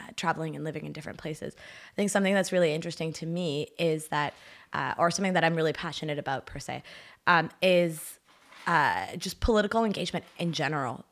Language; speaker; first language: English; non-native, fluent; French